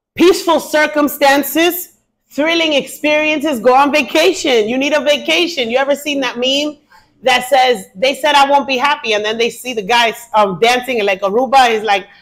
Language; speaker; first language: English; early bilingual, other home language; Spanish